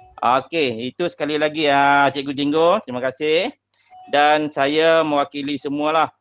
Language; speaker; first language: Malay; native; Malay